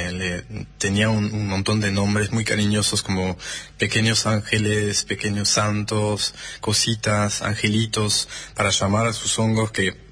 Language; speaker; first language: Spanish; non-native, fluent; French